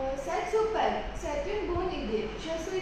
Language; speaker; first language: French; non-native, learner; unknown